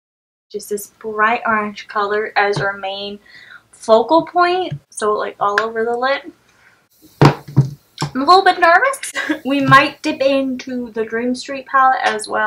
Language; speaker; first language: English; native; English